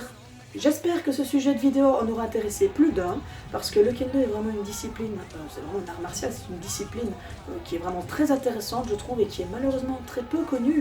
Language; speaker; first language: French; native; French